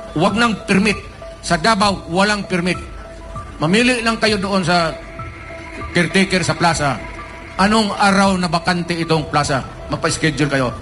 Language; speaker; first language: Filipino; non-native, local second language; Cebuano